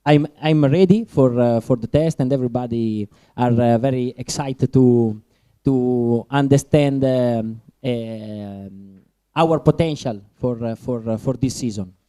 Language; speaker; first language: English; non-native, learner; Italian